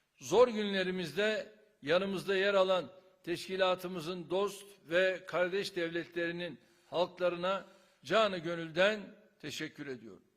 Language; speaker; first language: Turkish; native; Turkish